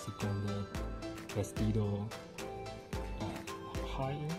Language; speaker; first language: Spanish; non-native, learner; Chinese